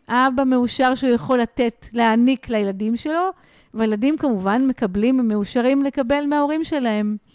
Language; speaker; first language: Hebrew; native; Hebrew